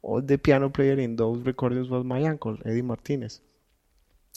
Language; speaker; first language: English; non-native, fluent; Spanish